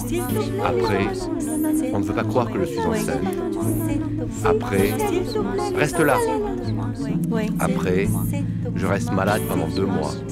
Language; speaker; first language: French; non-native, learner; Arabic